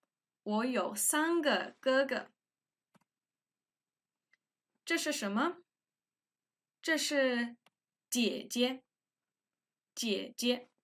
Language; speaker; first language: Chinese; non-native, fluent; English